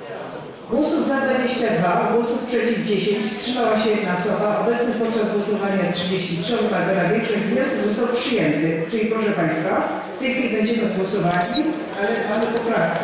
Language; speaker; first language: Polish; native; Polish